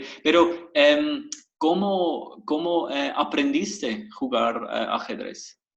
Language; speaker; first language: Spanish; non-native, fluent; German